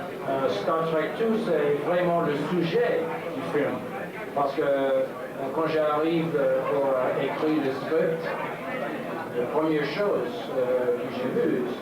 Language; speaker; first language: French; non-native, learner; English